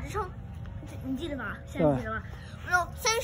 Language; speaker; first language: Chinese; early bilingual, heritage; Chinese